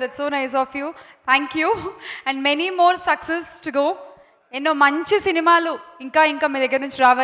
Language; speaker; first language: Telugu; native; Telugu